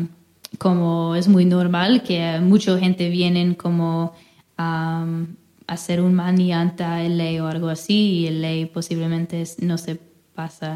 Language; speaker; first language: Spanish; non-native, fluent; English